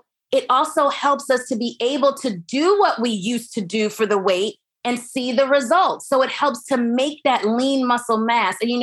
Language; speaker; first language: English; native; English